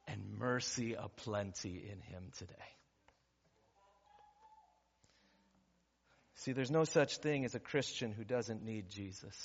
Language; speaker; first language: English; native; English